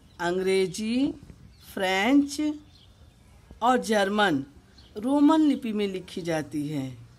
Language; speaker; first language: Hindi; native; Hindi